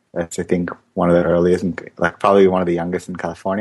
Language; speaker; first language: English; native; English